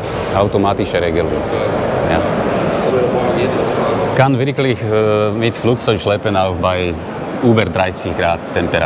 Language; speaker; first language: German; non-native, learner; Slovak